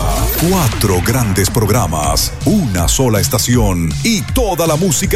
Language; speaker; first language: Spanish; native; Spanish